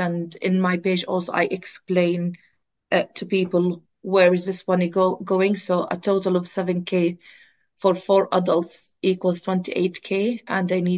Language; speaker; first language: English; non-native, fluent; Arabic